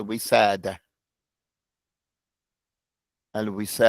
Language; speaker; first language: Arabic; non-native, fluent; English